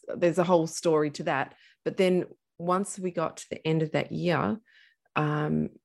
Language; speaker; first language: English; native; English